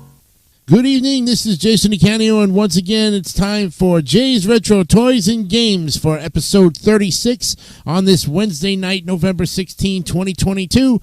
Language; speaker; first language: English; native; English